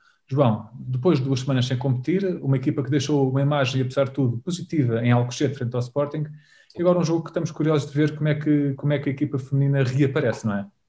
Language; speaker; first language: Portuguese; native; Portuguese